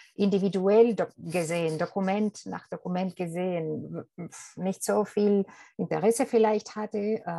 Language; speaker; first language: German; non-native, fluent; Spanish